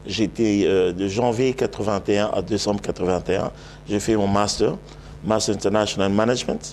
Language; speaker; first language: French; non-native, local second language; Lingala